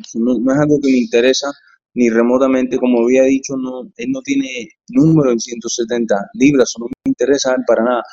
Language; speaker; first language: Spanish; early bilingual, heritage; Spanish